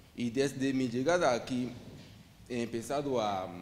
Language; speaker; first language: Spanish; non-native, fluent; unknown